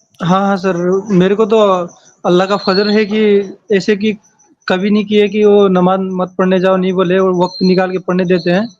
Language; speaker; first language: Urdu; non-native, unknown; Nepali